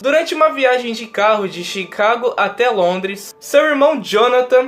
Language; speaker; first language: Portuguese; native; Portuguese